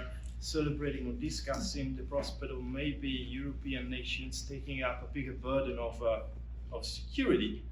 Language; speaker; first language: English; non-native, fluent; Italian